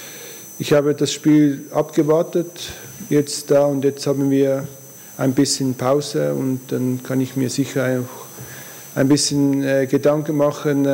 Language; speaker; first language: German; early bilingual, other home language; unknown